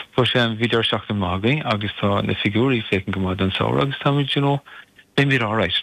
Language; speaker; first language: Irish; non-native, local second language; English